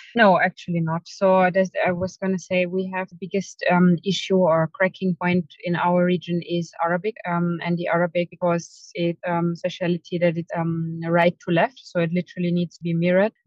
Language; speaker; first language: English; non-native, fluent; German